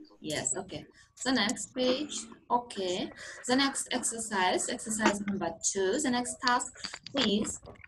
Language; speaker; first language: English; non-native, fluent; Kazakh